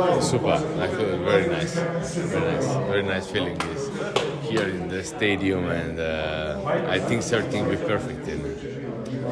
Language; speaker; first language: English; non-native, learner; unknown